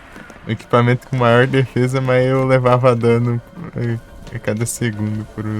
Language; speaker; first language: Portuguese; native; Portuguese